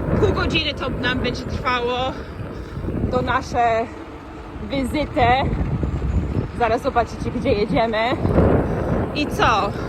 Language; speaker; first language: Polish; non-native, learner; English